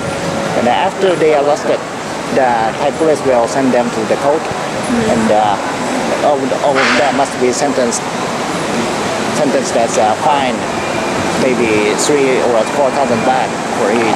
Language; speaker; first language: English; non-native, fluent; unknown